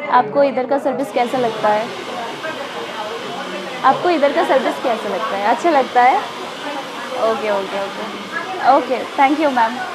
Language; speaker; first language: Hindi; non-native, local second language; Kannada